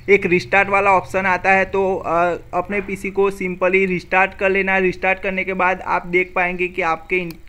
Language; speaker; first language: Hindi; non-native, local second language; Gujarati